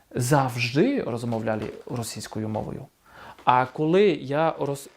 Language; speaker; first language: Ukrainian; non-native, fluent; French